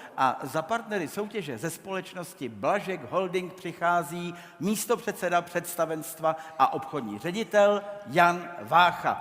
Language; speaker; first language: Czech; native; Czech